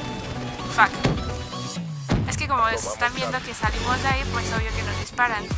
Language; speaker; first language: Spanish; native; Spanish